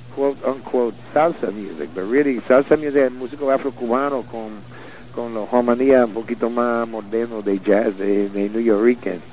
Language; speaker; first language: Spanish; non-native, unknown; English